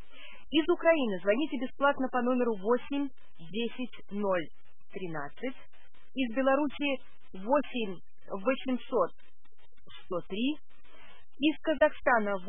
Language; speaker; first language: Russian; native; Russian